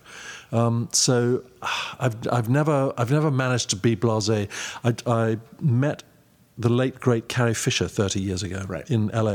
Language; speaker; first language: English; native; English